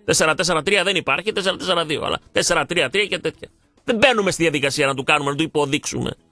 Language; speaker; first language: Greek; native; Greek